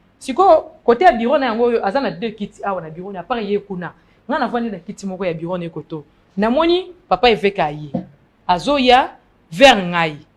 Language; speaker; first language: Lingala; non-native, local second language; Luba-Lulua